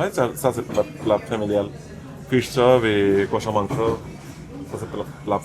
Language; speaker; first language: French; non-native, learner; Bangla